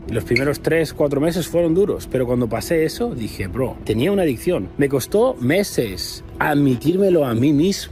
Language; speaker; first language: Spanish; native; Spanish